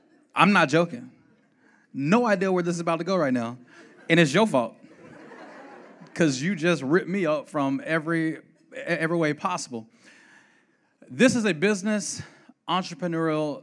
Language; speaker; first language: English; native; English